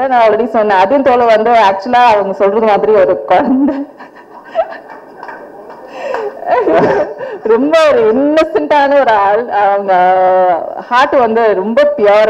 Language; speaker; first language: Tamil; non-native, fluent; Malayalam